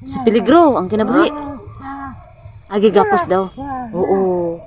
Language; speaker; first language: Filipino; non-native, local second language; Cebuano